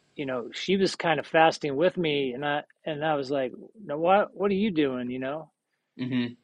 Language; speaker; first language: English; native; English